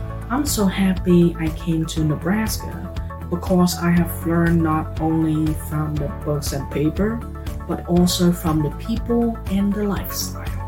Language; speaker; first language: English; non-native, fluent; Vietnamese